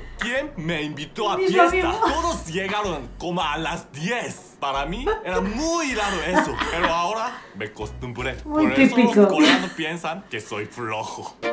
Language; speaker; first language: Spanish; non-native, learner; Korean